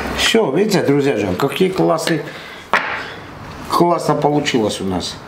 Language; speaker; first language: Russian; non-native, fluent; Armenian